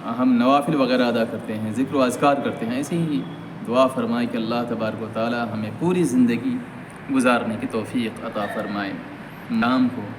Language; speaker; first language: Urdu; native; Urdu